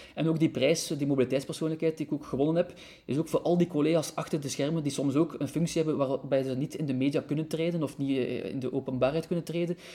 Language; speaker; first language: Dutch; native; Dutch